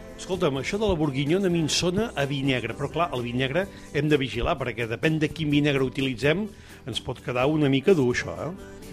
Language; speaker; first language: Catalan; native; Catalan